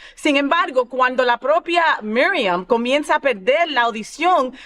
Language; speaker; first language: Spanish; early bilingual, other home language; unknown